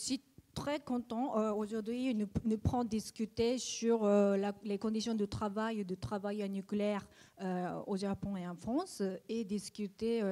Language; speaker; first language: French; non-native, learner; Japanese